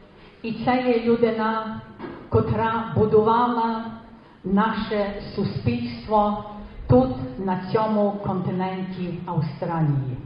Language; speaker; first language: Ukrainian; early bilingual, heritage; Ukrainian